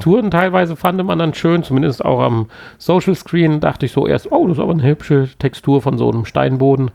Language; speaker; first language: German; native; German